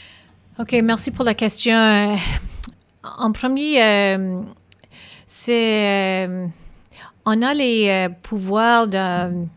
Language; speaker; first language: French; non-native, local second language; English